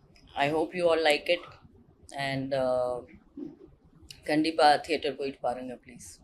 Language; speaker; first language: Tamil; non-native, fluent; Hindi